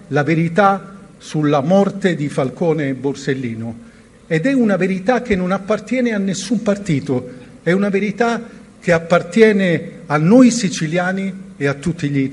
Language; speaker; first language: Italian; native; Italian